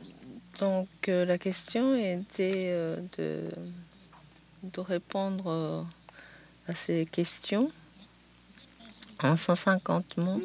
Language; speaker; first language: French; non-native, fluent; Japanese